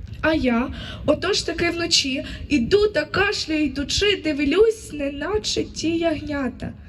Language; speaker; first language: Ukrainian; native; Ukrainian